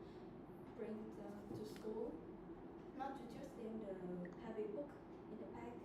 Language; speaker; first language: English; non-native, learner; Vietnamese